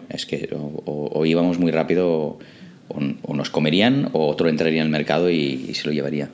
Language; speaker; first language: Spanish; non-native, fluent; English